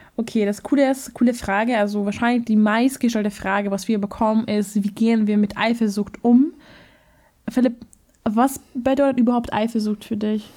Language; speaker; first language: German; non-native, fluent; Hungarian